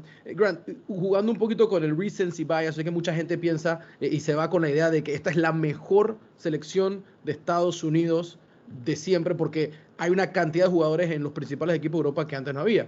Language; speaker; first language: Spanish; native; Spanish